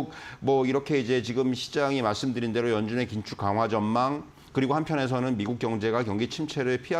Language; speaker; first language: Korean; native; Korean